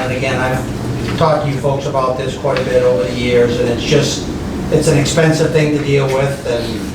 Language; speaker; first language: English; native; English